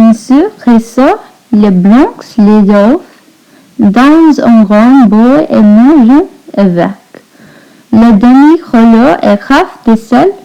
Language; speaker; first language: French; non-native, learner; English